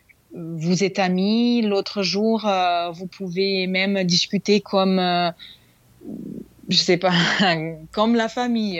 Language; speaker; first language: French; non-native, fluent; Serbian